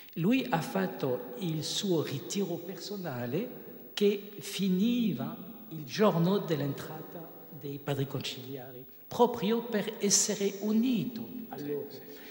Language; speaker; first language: Italian; non-native, fluent; French